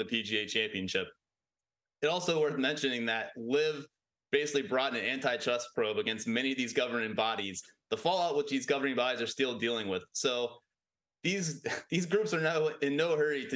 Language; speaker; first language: English; native; English